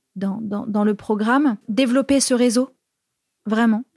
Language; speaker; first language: French; native; French